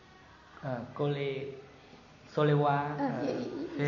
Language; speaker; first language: Japanese; non-native, learner; Vietnamese